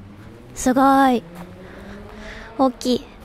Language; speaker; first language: Japanese; non-native, fluent; Chinese